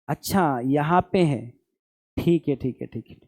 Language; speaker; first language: Hindi; non-native, local second language; Marathi